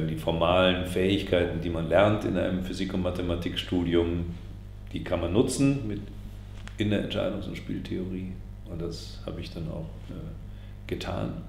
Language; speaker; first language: German; native; German